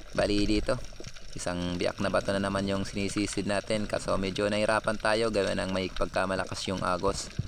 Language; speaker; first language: Filipino; non-native, local second language; Waray